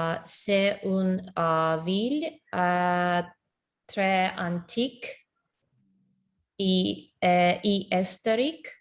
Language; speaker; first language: French; non-native, learner; Russian